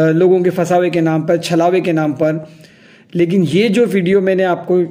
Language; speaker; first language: Hindi; non-native, local second language; Urdu